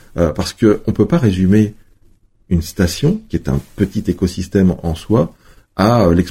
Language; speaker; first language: French; native; French